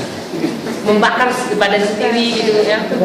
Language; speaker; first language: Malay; non-native, fluent; Chinese